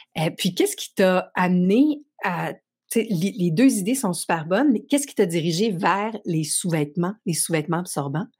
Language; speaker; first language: French; native; French